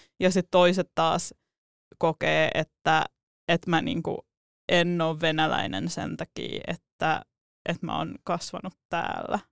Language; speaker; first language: Finnish; early bilingual, other home language; Russian